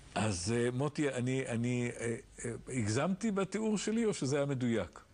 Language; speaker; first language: Hebrew; native; Hebrew